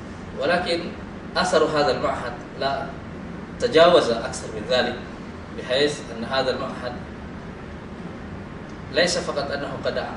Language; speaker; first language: Arabic; non-native, fluent; Indonesian